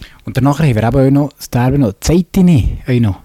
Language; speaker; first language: German; native; German